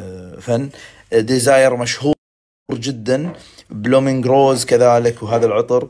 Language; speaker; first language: Arabic; native; Arabic